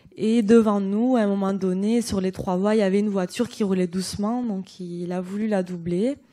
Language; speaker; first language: French; native; French